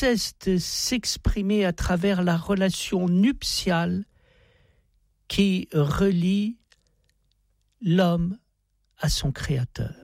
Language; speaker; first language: French; native; French